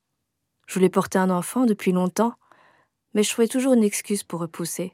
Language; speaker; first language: French; native; French